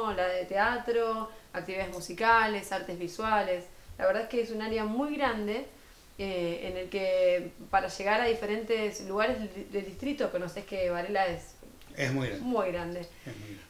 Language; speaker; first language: Spanish; native; Spanish